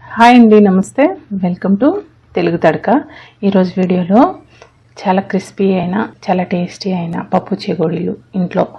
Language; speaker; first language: Telugu; native; Telugu